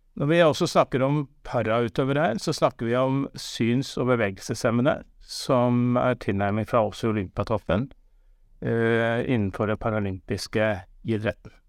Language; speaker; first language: Norwegian; native; Norwegian